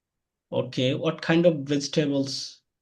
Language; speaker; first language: English; non-native, learner; Bangla